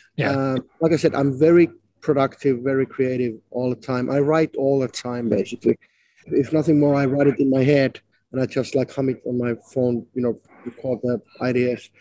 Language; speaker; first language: English; non-native, fluent; Finnish